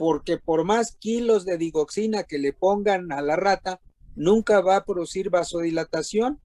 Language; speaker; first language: Spanish; native; Spanish